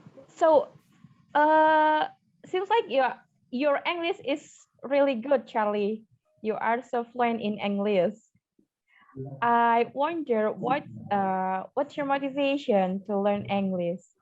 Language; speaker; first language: English; non-native, learner; Indonesian